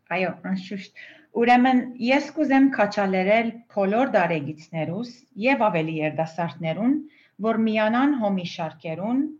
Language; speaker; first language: Armenian; early bilingual, heritage; Armenian